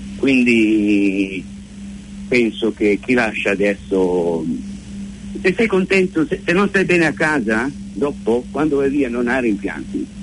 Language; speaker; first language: Italian; native; Italian